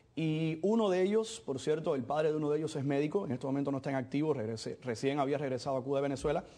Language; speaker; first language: Spanish; native; Spanish